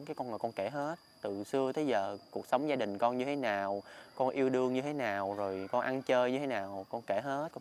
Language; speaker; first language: Vietnamese; native; Vietnamese